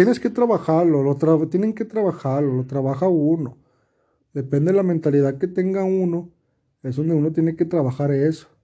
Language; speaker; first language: Spanish; native; Spanish